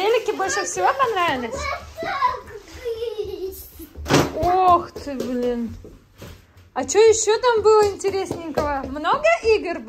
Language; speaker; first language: Russian; native; Russian